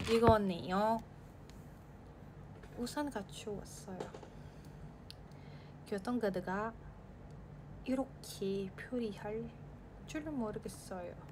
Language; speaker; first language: Korean; non-native, learner; Indonesian